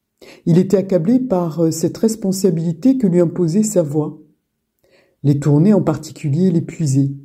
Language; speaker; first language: French; native; French